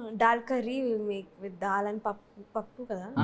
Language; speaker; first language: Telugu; non-native, learner; Malayalam